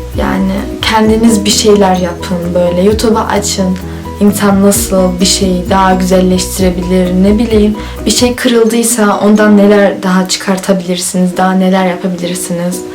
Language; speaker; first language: Turkish; early bilingual, heritage; Turkish